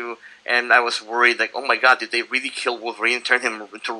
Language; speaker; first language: English; non-native, local second language; Filipino